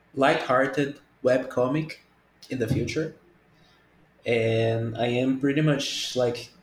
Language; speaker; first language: English; non-native, fluent; Portuguese